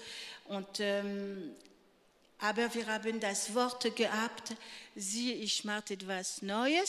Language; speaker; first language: German; non-native, fluent; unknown